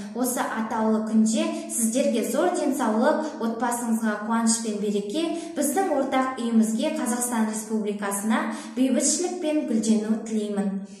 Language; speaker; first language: Kazakh; non-native, local second language; Russian